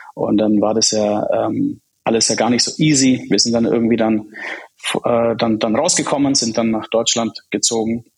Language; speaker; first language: German; early bilingual, other home language; Czech